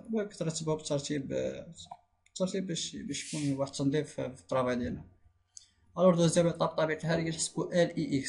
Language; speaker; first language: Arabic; native; Arabic